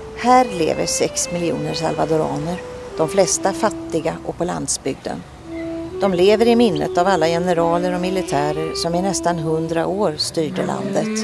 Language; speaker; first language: Swedish; native; Swedish